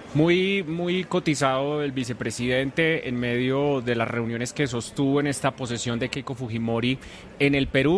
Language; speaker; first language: Spanish; native; Spanish